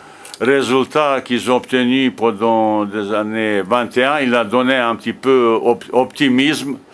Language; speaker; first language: French; non-native, fluent; Bosnian